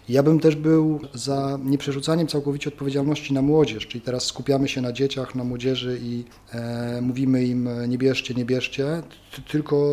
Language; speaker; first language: Polish; native; Polish